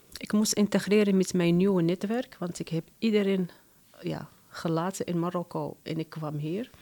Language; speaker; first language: Dutch; non-native, fluent; Arabic